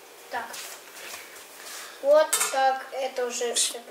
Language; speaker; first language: Russian; early bilingual, heritage; Russian